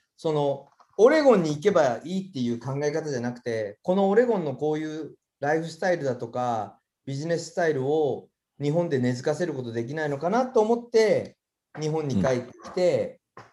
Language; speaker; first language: Japanese; native; Japanese